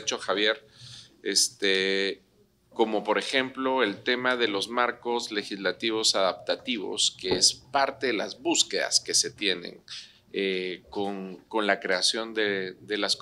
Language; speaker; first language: Spanish; native; Spanish